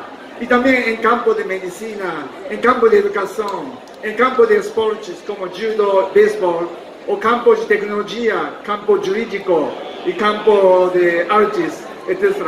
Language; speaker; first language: Portuguese; non-native, fluent; Japanese